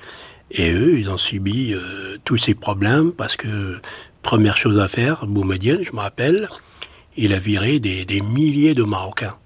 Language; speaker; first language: French; non-native, local second language; Arabic